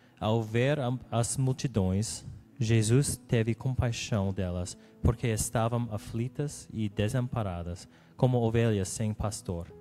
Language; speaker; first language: Portuguese; non-native, learner; English